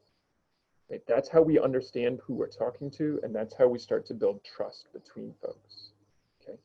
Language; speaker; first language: English; native; English